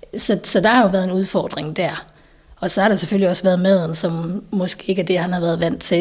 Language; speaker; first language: Danish; native; Danish